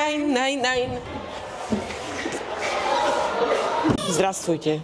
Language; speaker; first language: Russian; non-native, learner; Slovak